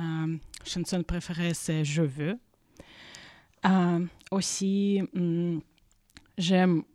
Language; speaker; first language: French; non-native, learner; Russian